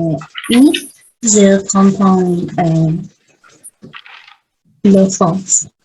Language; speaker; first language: French; non-native, learner; Vietnamese